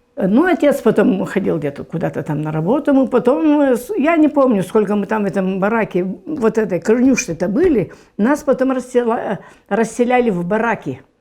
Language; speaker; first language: Russian; non-native, local second language; German